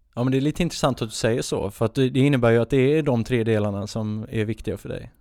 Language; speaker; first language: Swedish; native; Swedish